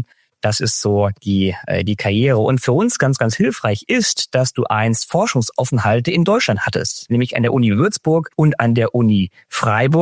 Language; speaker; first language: German; native; German